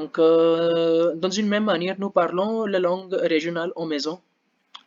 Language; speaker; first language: French; non-native, learner; Hindi